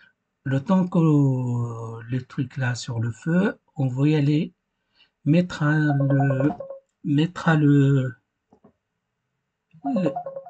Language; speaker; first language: French; non-native, fluent; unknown